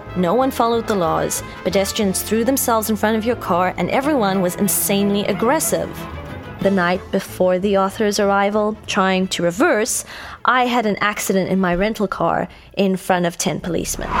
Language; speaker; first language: English; native; English